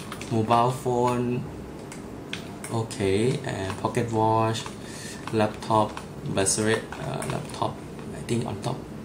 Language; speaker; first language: English; non-native, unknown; Thai